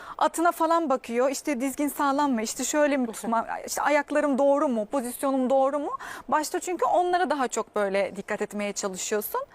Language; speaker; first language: Turkish; non-native, fluent; Arabic